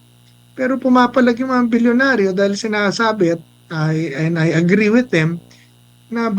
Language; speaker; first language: Filipino; native; Filipino